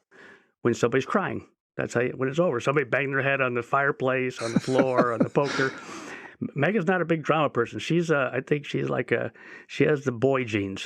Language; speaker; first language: English; native; English